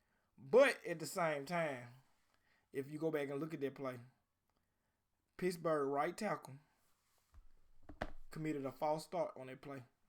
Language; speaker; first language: English; native; English